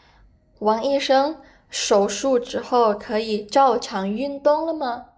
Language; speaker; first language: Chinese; non-native, fluent; Indonesian